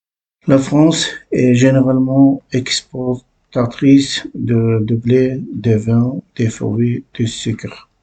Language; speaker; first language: French; non-native, learner; Uzbek